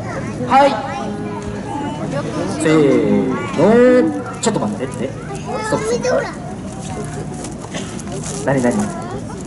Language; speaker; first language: Japanese; native; Japanese